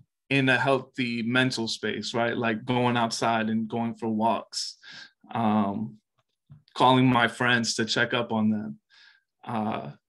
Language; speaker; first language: English; early bilingual, other home language; Spanish